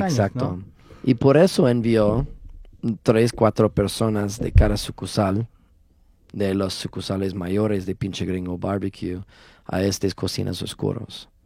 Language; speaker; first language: Spanish; non-native, learner; English